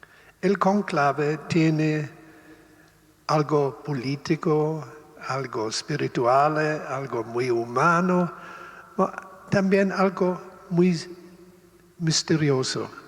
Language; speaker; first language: Spanish; non-native, learner; Italian